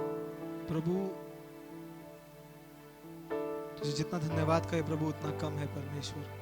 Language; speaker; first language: Hindi; non-native, local second language; Marathi